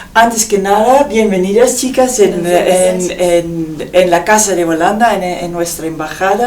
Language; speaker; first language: Spanish; non-native, fluent; Dutch